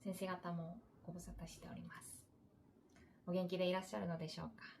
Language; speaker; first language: Japanese; non-native, fluent; Korean